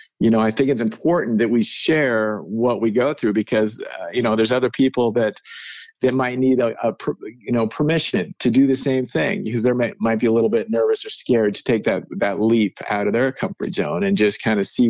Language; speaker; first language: English; native; English